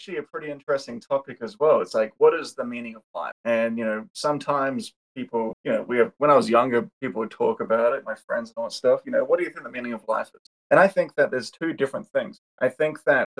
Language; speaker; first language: English; native; English